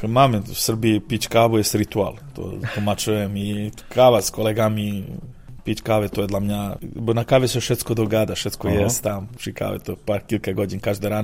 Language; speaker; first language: Polish; non-native, learner; Serbian